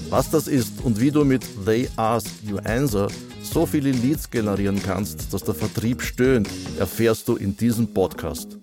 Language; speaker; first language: German; native; German